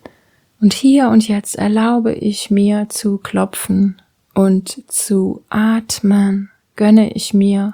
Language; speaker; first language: German; native; German